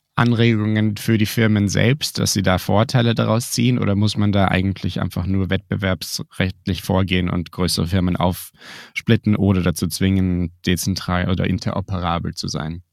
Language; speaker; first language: German; native; German